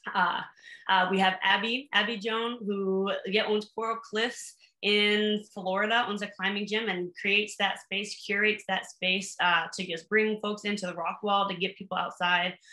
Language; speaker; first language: English; native; English